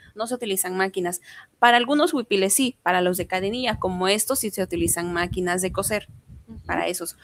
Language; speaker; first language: Spanish; non-native, local second language; Zapotec